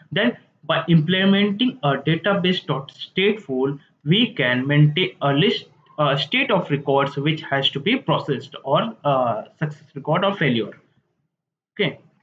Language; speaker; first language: English; non-native, local second language; Hindi